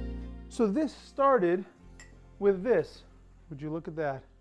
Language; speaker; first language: English; native; English